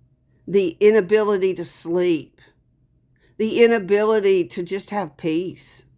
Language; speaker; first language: English; native; English